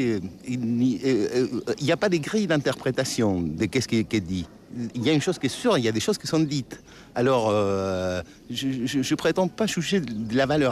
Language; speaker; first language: French; non-native, fluent; Spanish